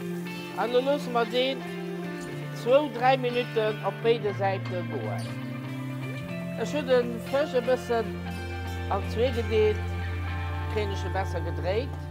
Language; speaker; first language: German; non-native, local second language; Luxembourgish